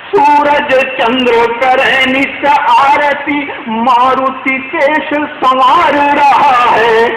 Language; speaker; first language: Hindi; native; Hindi